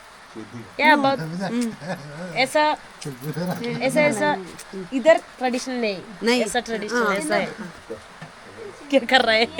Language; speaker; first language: Hindi; non-native, learner; Malayalam